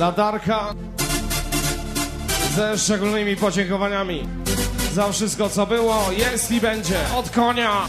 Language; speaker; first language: Polish; native; Polish